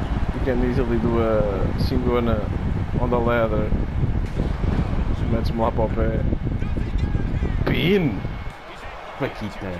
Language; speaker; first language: Portuguese; native; Portuguese